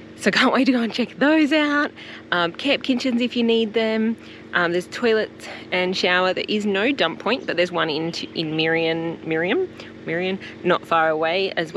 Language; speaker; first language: English; native; English